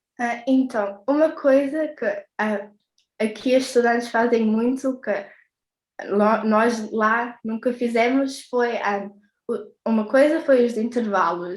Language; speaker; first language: Portuguese; early bilingual, heritage; English